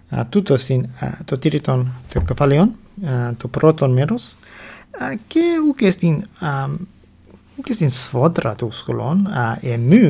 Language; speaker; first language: Greek; non-native, learner; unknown